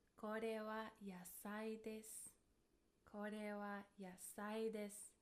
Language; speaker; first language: Japanese; non-native, fluent; English